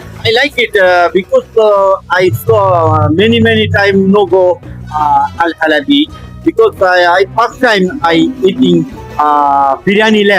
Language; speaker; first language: English; non-native, learner; Bangla